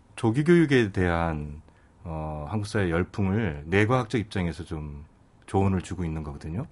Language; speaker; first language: Korean; native; Korean